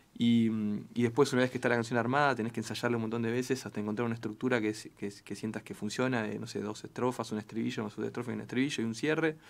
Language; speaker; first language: Spanish; native; Spanish